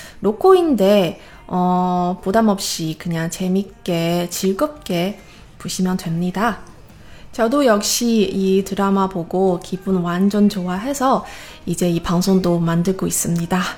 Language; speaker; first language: Korean; non-native, fluent; Chinese